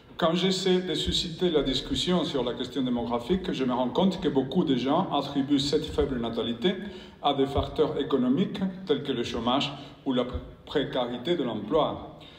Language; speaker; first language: French; non-native, fluent; Spanish